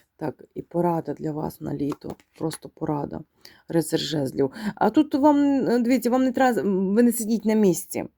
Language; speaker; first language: Ukrainian; non-native, local second language; Russian